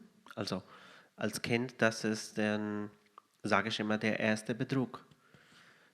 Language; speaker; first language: German; non-native, fluent; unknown